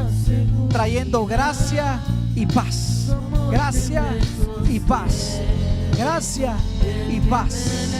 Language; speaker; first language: Spanish; native; Spanish